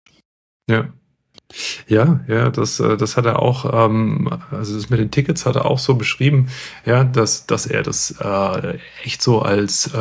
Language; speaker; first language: German; native; German